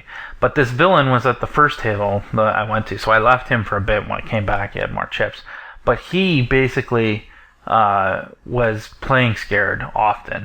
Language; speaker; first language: English; native; English